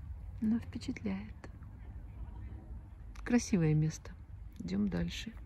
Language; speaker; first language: Russian; native; Russian